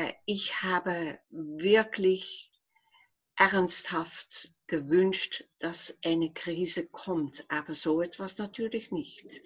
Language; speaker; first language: German; non-native, fluent; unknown